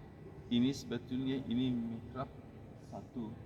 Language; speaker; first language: Indonesian; non-native, learner; Turkish